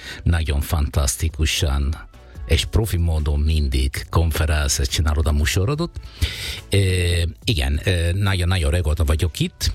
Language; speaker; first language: Hungarian; non-native, learner; Italian